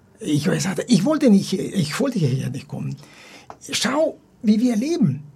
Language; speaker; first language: German; non-native, fluent; Spanish